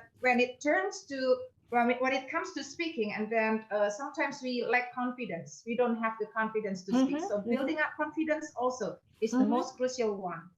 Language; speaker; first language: English; non-native, fluent; Indonesian